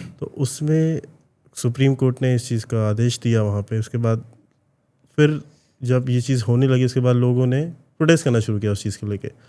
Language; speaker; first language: Hindi; native; Hindi